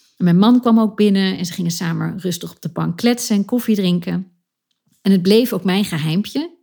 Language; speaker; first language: Dutch; native; Dutch